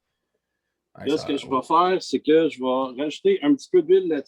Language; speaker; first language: French; native; French